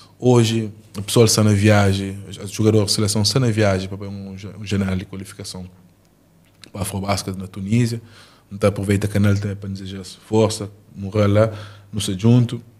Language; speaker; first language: Portuguese; non-native, local second language; Kabuverdianu